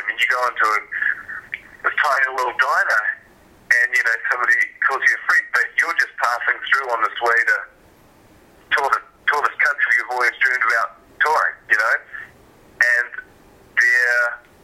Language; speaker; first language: English; native; English